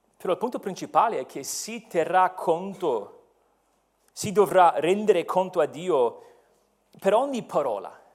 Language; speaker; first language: Italian; non-native, fluent; English